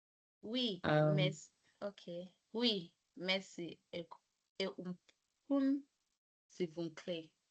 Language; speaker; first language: French; non-native, learner; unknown